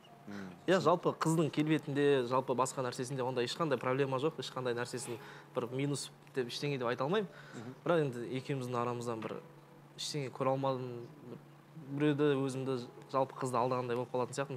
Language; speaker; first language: Kazakh; native; Kazakh